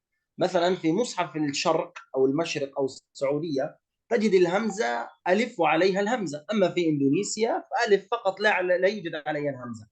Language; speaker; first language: Arabic; native; Arabic